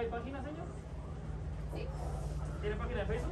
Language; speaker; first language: Spanish; native; Spanish